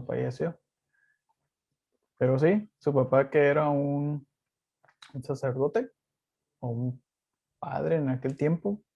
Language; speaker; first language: Spanish; native; Spanish